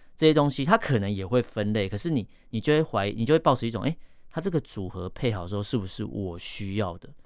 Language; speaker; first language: Chinese; native; Chinese